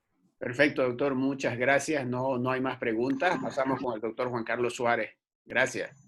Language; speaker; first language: Spanish; native; Spanish